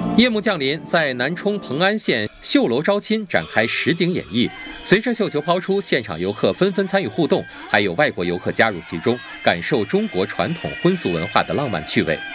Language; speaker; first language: Chinese; native; Chinese